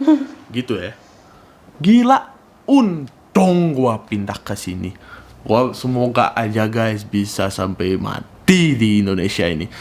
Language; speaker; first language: Indonesian; non-native, fluent; Russian